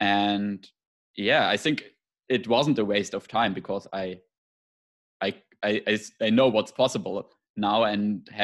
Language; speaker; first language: English; non-native, fluent; German